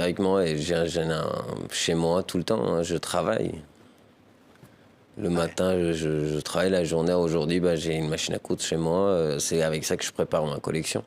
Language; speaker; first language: French; early bilingual, other home language; Persian